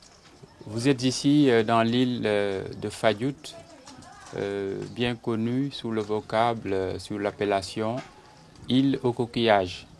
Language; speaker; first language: French; non-native, local second language; Serer